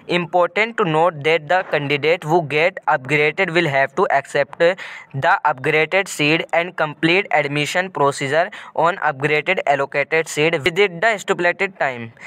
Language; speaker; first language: Hindi; native; Hindi